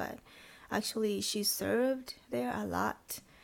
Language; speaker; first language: English; non-native, fluent; Spanish